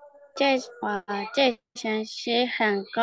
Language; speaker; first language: Chinese; non-native, learner; Thai